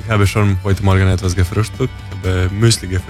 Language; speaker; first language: German; non-native, learner; Croatian